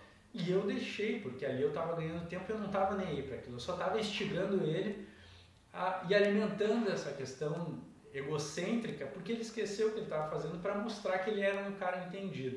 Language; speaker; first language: Portuguese; native; Portuguese